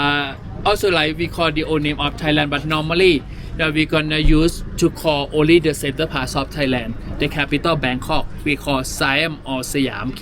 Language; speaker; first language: English; non-native, learner; Thai